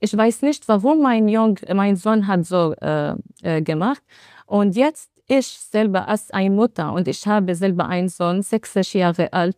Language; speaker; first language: German; non-native, learner; Arabic